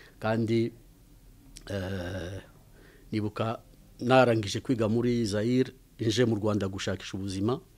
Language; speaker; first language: Kinyarwanda; early bilingual, heritage; Kinyarwanda